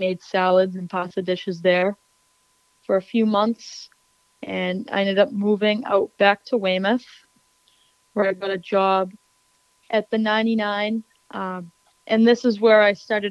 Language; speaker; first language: English; native; English